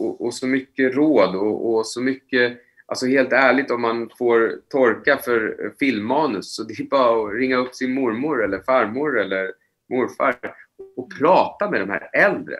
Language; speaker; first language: Swedish; native; Swedish